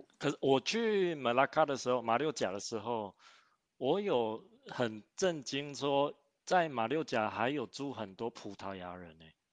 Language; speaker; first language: Chinese; native; Chinese